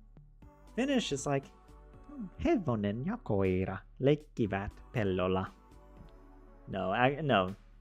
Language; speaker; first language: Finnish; non-native, learner; English